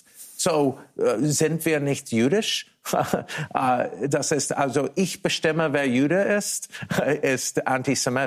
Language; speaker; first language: German; non-native, fluent; English